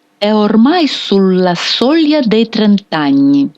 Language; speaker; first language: Italian; non-native, fluent; Ukrainian